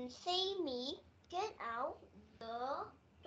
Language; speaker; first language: English; non-native, learner; Vietnamese